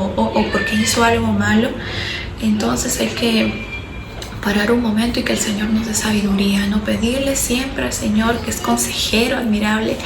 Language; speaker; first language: Spanish; native; Spanish